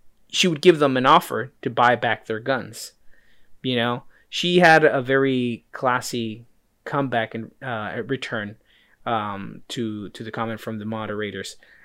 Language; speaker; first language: English; early bilingual, other home language; Spanish